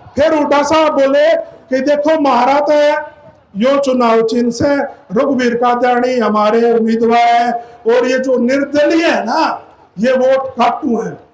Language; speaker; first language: Hindi; native; Hindi